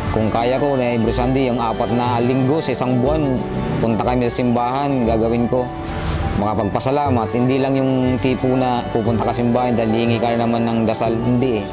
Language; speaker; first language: Filipino; non-native, local second language; Bikol